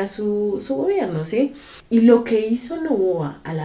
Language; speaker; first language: Spanish; native; Spanish